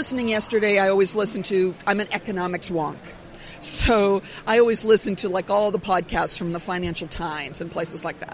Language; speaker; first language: English; native; English